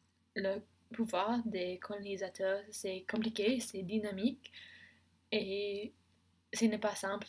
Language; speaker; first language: French; non-native, learner; English